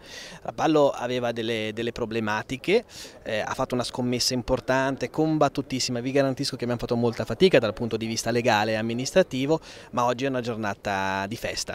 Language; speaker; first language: Italian; native; Italian